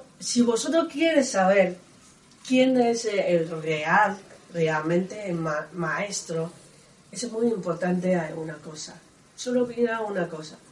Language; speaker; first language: Spanish; non-native, learner; Chinese